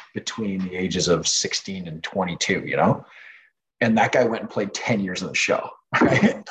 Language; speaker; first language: English; non-native, fluent; French